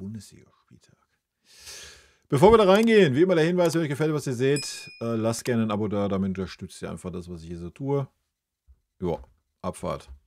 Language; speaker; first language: German; native; German